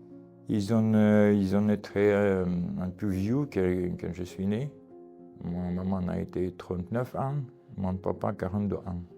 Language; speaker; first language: French; non-native, learner; Ukrainian